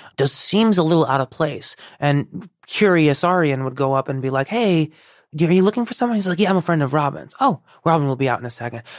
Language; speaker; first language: English; early bilingual, other home language; Persian